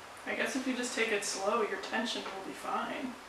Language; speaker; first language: English; native; English